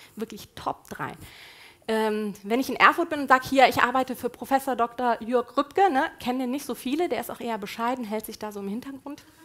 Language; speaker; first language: German; native; German